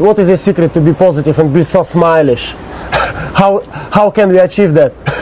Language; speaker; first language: English; non-native, fluent; Russian